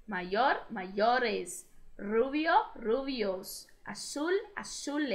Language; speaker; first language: Spanish; non-native, fluent; Portuguese